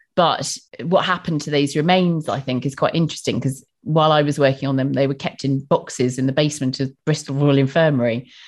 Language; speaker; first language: English; native; English